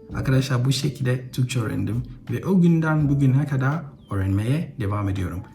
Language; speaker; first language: Turkish; non-native, fluent; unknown